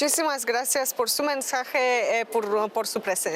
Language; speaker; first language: Spanish; non-native, fluent; Romanian